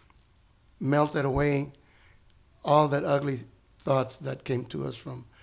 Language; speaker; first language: English; early bilingual, other home language; Spanish